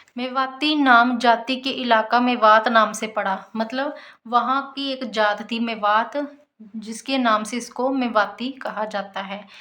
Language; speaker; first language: Hindi; native; Hindi